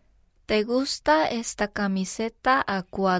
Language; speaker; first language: Spanish; non-native, learner; Korean